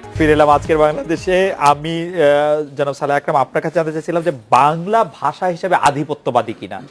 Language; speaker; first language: Bangla; native; Bangla